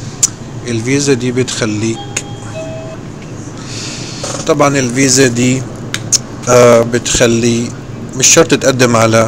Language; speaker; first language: Arabic; native; Arabic